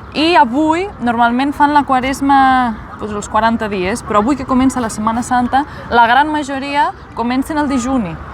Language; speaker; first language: Catalan; native; Catalan